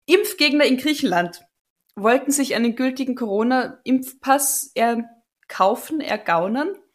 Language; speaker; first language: German; native; German